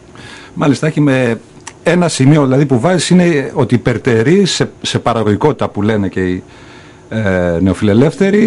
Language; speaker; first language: Greek; native; Greek